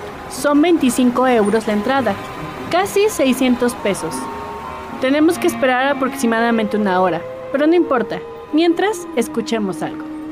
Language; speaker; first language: Spanish; native; Spanish